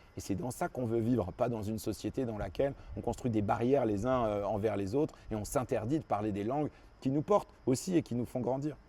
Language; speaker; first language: French; early bilingual, other home language; Arabic